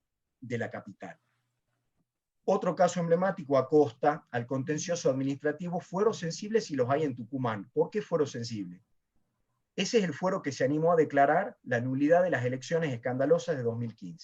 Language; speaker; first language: Spanish; native; Spanish